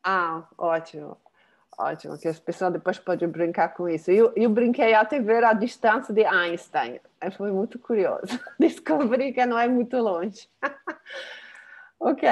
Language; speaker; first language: Portuguese; non-native, fluent; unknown